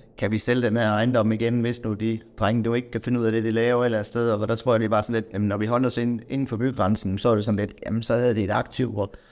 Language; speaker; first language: Danish; native; Danish